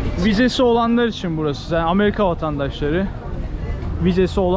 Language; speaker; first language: Turkish; native; Turkish